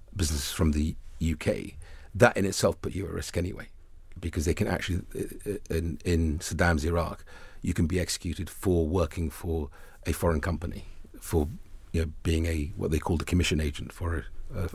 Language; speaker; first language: English; early bilingual, other home language; Arabic